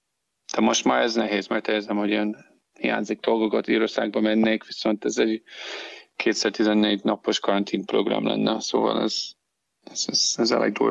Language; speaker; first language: Hungarian; non-native, fluent; English